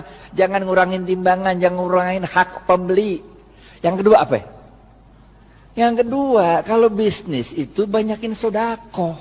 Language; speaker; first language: Indonesian; native; Indonesian